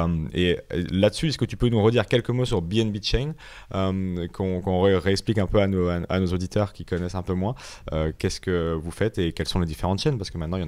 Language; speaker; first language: French; native; French